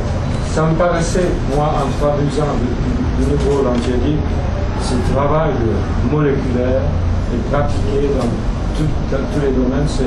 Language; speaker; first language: French; non-native, fluent; Japanese